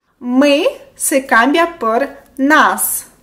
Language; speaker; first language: Spanish; non-native, fluent; Russian